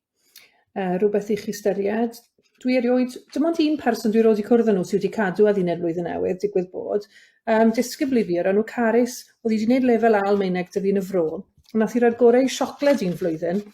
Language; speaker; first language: Welsh; native; Welsh